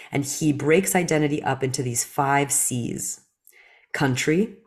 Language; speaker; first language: English; early bilingual, other home language; Russian